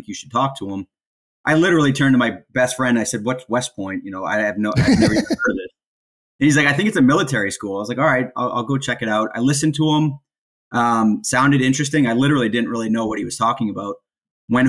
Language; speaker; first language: English; native; English